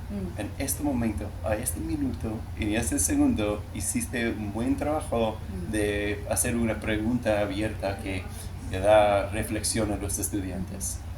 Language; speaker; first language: Spanish; non-native, learner; English